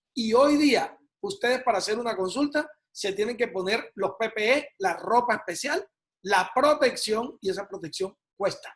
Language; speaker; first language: Spanish; native; Spanish